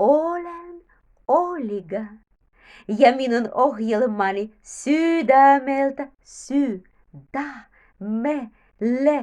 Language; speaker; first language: Finnish; non-native, learner; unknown